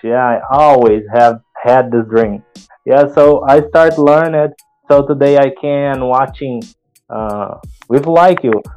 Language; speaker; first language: English; non-native, learner; Portuguese